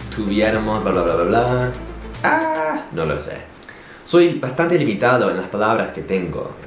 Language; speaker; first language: Spanish; non-native, fluent; English